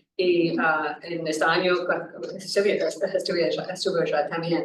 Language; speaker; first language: Spanish; non-native, learner; English